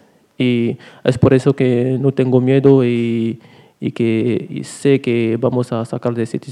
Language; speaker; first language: Spanish; non-native, learner; French